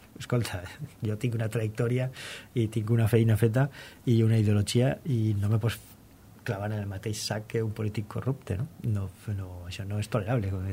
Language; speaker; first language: Catalan; non-native, local second language; Spanish